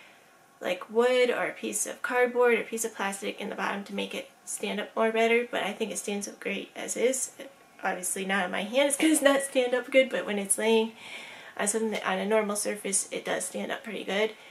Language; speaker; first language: English; native; English